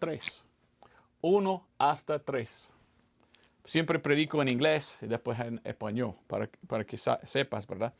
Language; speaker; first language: Spanish; non-native, fluent; English